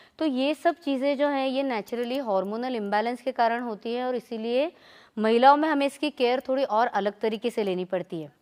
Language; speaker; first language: Hindi; non-native, local second language; Marathi